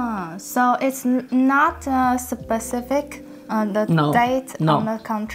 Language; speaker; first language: English; non-native, learner; Chinese